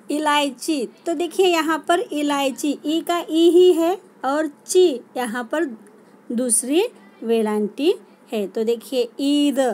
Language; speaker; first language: Hindi; non-native, local second language; Marathi